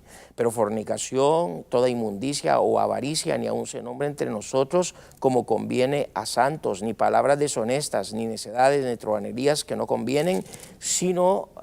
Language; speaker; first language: Spanish; native; Spanish